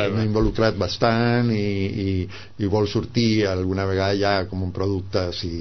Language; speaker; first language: Catalan; non-native, fluent; Spanish